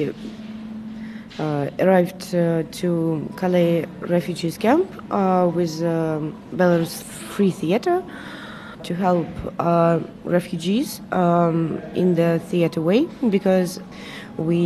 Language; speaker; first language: English; non-native, fluent; Arabic